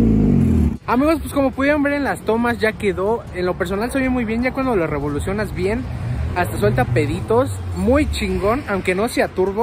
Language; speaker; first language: Spanish; native; Spanish